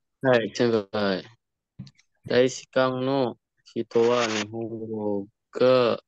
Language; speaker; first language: Japanese; non-native, learner; Indonesian